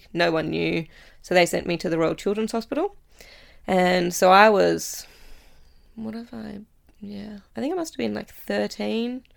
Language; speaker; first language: English; native; English